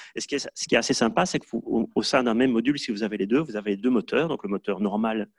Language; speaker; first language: French; native; French